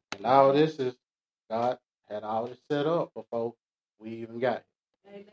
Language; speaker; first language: English; native; English